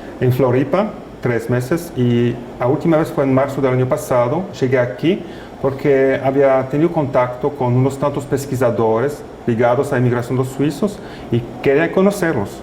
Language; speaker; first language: Portuguese; non-native, fluent; French